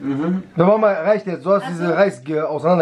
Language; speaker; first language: German; early bilingual, other home language; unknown